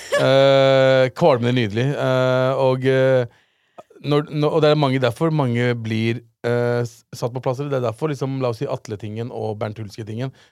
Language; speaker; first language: Norwegian; early bilingual, other home language; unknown